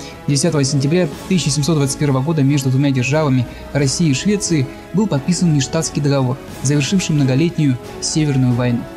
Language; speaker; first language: Russian; native; Russian